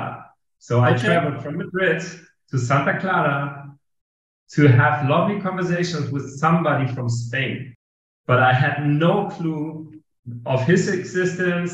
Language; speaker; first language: English; non-native, fluent; German